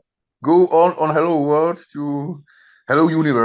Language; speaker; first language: English; non-native, learner; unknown